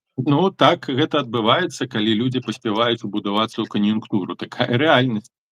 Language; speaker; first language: Belarusian; native; Belarusian